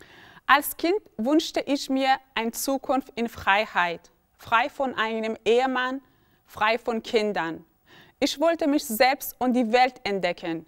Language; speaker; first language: German; early bilingual, other home language; Persian